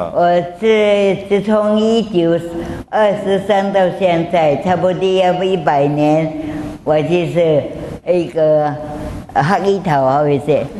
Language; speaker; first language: Chinese; non-native, local second language; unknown